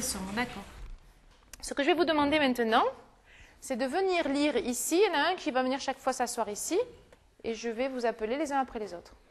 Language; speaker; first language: French; native; French